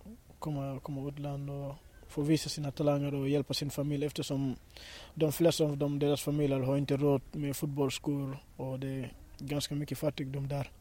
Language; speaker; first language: Swedish; early bilingual, other home language; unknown